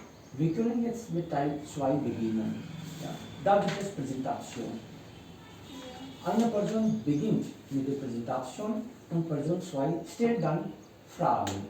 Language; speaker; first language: German; non-native, fluent; Hindi